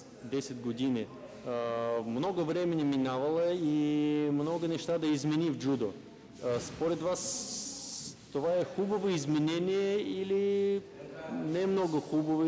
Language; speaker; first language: Bulgarian; non-native, learner; Russian